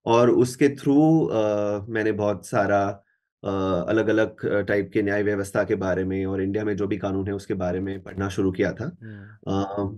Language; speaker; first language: Hindi; non-native, local second language; Marathi